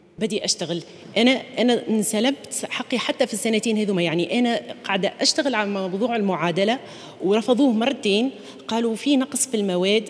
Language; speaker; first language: Arabic; native; Arabic